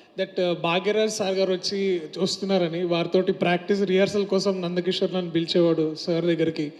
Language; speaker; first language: Telugu; native; Telugu